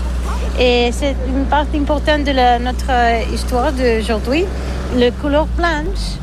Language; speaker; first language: French; non-native, learner; Catalan